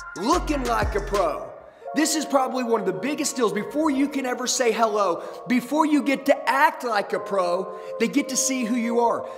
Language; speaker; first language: English; native; English